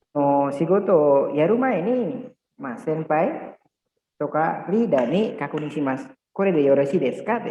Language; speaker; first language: Japanese; non-native, learner; Indonesian